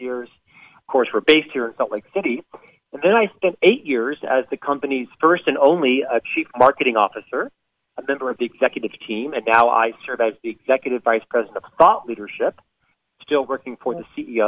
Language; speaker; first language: English; native; English